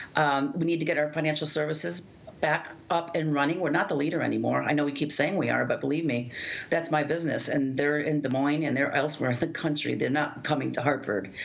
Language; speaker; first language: English; native; English